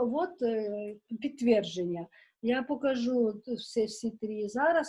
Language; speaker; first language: Ukrainian; non-native, local second language; Russian